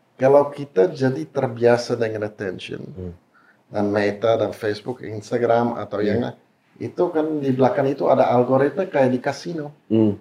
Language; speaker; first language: Indonesian; non-native, fluent; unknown